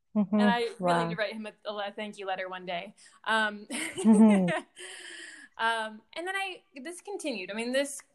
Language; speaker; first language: English; native; English